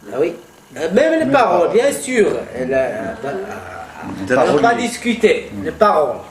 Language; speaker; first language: French; non-native, local second language; Arabic